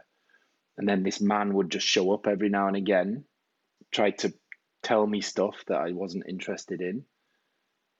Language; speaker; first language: English; native; English